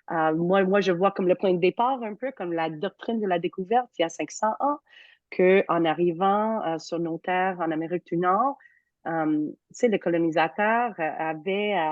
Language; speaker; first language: French; native; French